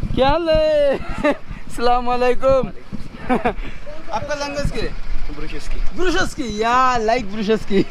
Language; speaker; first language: Hindi; non-native, learner; Bangla